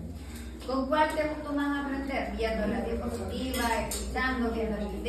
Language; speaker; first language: Spanish; native; Spanish